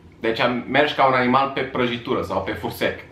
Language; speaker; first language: Romanian; native; Romanian